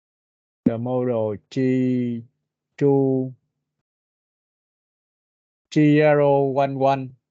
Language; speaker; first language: English; non-native, learner; Vietnamese